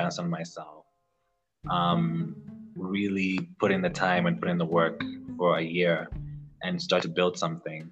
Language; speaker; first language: English; non-native, local second language; Ganda